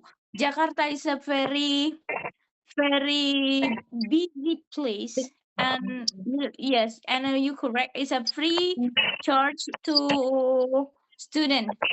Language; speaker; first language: English; non-native, learner; Indonesian